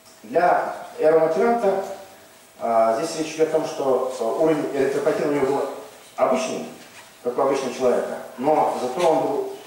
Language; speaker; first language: Russian; native; Russian